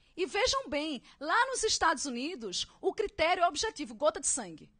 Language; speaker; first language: Portuguese; native; Portuguese